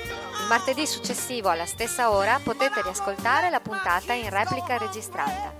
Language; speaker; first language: Italian; native; Italian